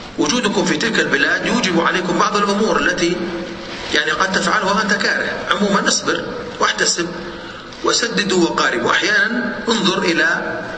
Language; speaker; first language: Arabic; native; Arabic